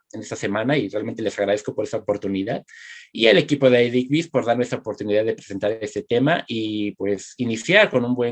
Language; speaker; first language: Spanish; native; Spanish